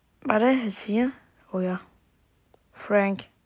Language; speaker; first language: German; native; German